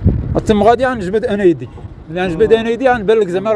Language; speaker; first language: Arabic; native; Arabic